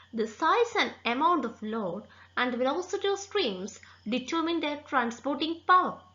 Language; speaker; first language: English; non-native, local second language; Malayalam